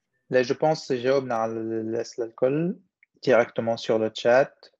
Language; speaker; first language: French; non-native, local second language; Arabic